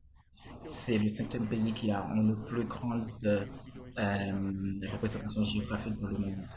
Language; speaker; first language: French; non-native, fluent; Portuguese